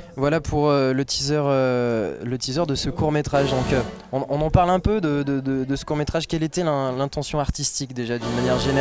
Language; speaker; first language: French; native; French